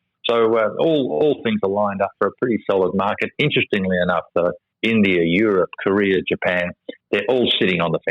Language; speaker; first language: English; native; English